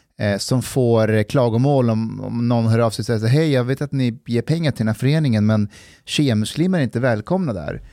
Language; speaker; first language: Swedish; early bilingual, other home language; Persian